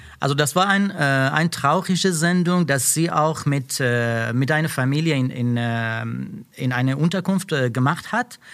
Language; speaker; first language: German; non-native, learner; Persian